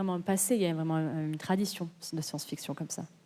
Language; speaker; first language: French; native; French